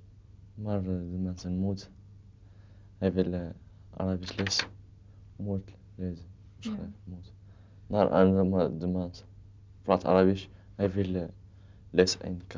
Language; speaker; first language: Dutch; non-native, learner; Arabic